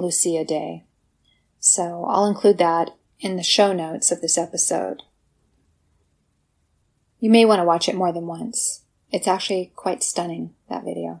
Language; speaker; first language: English; native; English